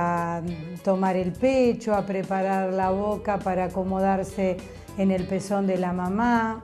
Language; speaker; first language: Spanish; native; Spanish